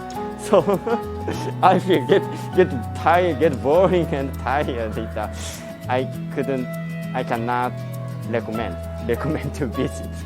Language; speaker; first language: English; non-native, learner; Japanese